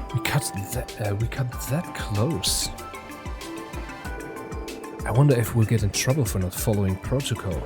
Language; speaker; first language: English; non-native, fluent; German